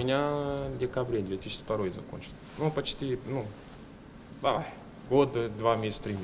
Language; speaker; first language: Russian; non-native, fluent; Portuguese